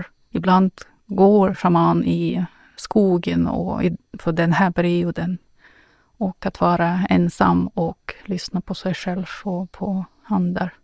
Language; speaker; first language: Swedish; non-native, fluent; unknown